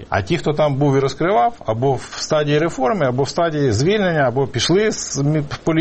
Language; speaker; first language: Ukrainian; native; Ukrainian